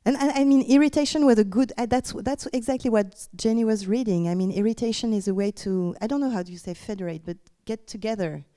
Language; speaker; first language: English; non-native, fluent; French